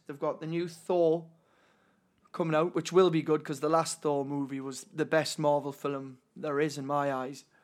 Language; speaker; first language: English; native; English